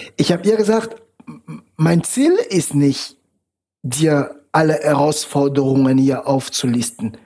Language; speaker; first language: German; non-native, fluent; French